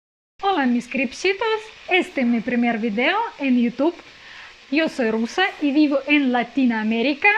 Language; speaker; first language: Spanish; non-native, fluent; Russian